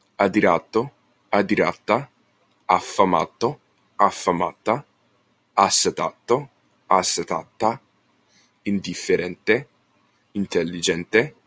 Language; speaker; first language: Italian; non-native, learner; English